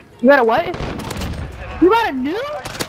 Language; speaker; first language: English; native; English